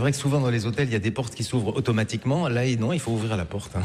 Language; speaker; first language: French; native; French